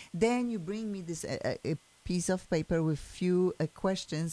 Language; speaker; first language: English; non-native, fluent; Polish